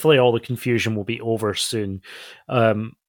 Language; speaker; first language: English; native; English